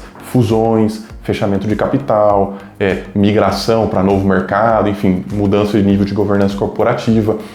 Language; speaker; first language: Portuguese; native; Portuguese